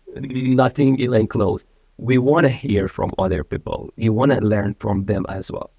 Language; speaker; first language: English; non-native, fluent; Persian